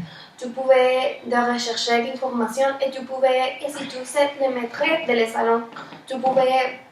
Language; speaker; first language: French; non-native, learner; Spanish